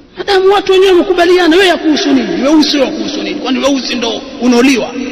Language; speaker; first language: Swahili; native; Swahili